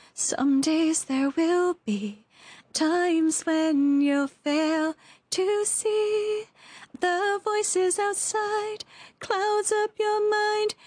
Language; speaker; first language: English; early bilingual, other home language; Chinese